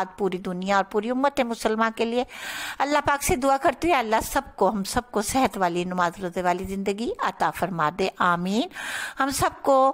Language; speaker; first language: Urdu; native; Urdu